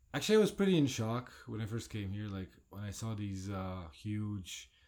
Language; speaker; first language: English; non-native, fluent; Polish